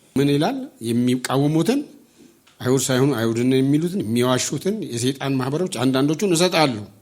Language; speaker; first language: Amharic; non-native, local second language; Oromo